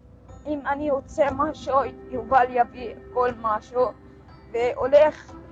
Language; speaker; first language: Hebrew; non-native, learner; Arabic